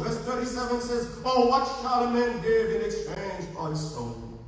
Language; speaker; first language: English; non-native, fluent; Haitian Creole